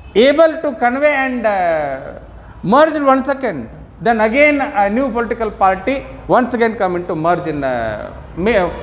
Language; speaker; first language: English; non-native, local second language; Kannada